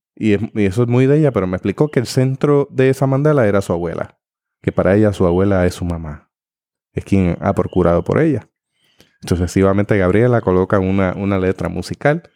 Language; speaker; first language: Spanish; native; Spanish